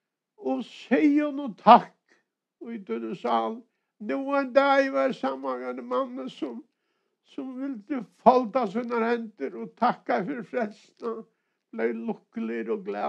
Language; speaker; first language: Swedish; non-native, learner; Faroese